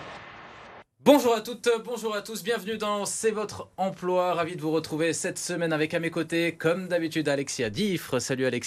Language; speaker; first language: French; native; French